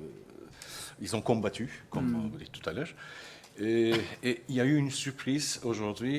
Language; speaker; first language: French; non-native, fluent; Turkish